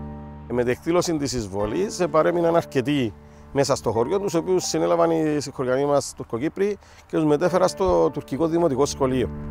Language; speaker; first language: Greek; native; Greek